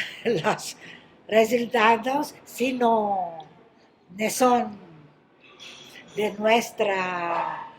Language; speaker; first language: Spanish; non-native, fluent; Greek